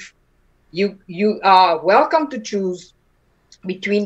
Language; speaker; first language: English; non-native, local second language; Afrikaans